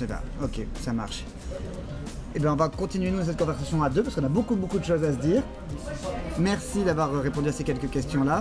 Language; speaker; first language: French; native; French